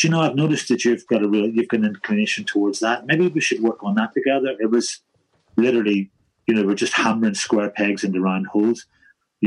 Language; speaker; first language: English; native; English